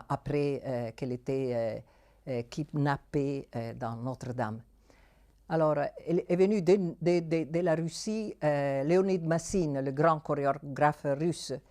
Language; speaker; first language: French; non-native, fluent; Italian